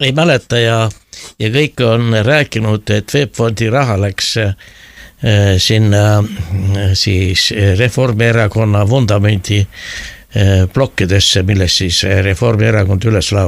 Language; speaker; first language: Estonian; native; Estonian